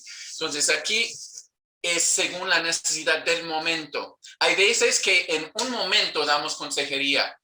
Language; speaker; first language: Spanish; non-native, fluent; English